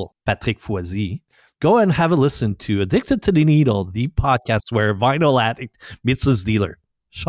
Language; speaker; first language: English; non-native, fluent; French